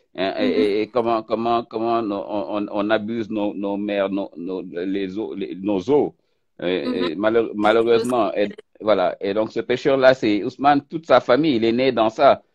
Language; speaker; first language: French; non-native, local second language; Wolof